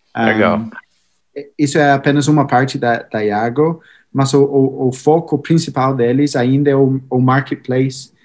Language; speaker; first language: Portuguese; non-native, fluent; English